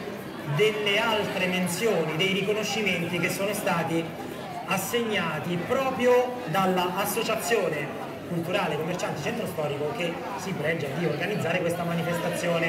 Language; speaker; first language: Italian; native; Italian